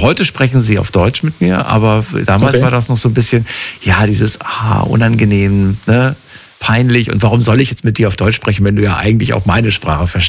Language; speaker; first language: German; native; German